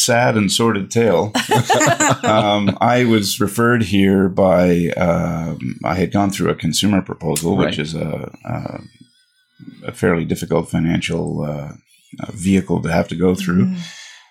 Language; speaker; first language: English; native; English